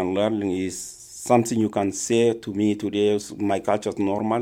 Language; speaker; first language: English; non-native, learner; Arabic